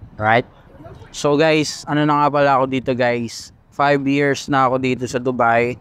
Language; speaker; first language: Filipino; non-native, local second language; Hiligaynon